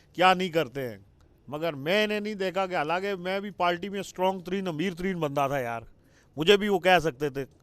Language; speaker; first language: Urdu; non-native, local second language; Punjabi